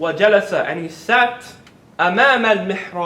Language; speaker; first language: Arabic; non-native, fluent; English